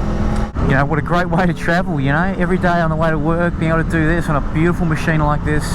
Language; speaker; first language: English; native; English